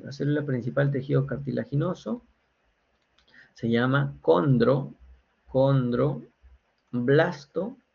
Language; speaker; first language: Spanish; native; Spanish